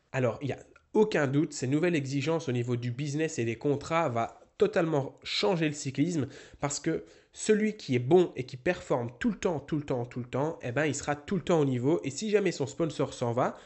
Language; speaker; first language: French; native; French